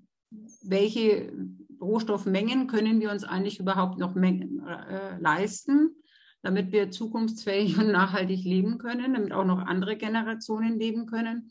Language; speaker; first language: German; native; German